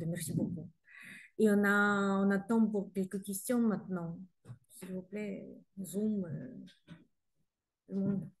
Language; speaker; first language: French; non-native, learner; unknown